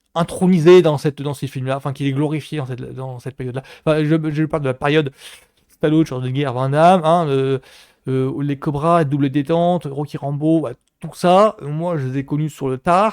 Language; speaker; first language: French; native; French